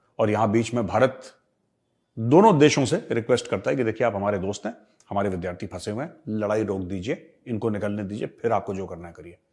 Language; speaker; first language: Hindi; native; Hindi